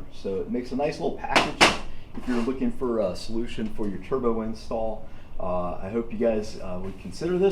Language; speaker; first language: English; native; English